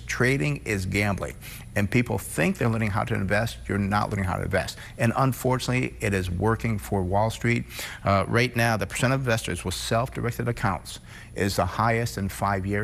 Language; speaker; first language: English; native; English